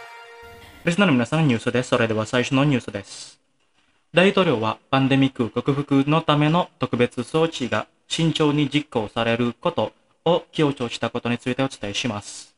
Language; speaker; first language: Japanese; non-native, fluent; Indonesian